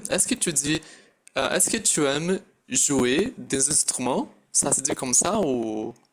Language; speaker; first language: French; non-native, fluent; Portuguese